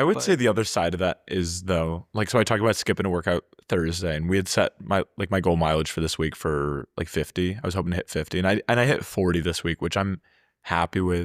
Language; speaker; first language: English; native; English